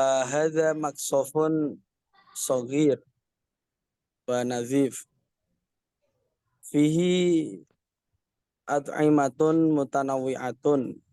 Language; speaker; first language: Arabic; non-native, learner; Indonesian